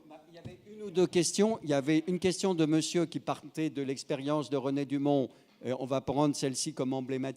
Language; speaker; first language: French; native; French